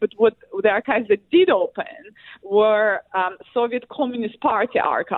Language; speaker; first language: English; non-native, fluent; Russian